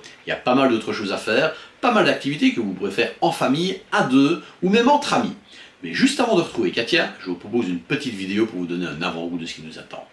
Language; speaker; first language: French; native; French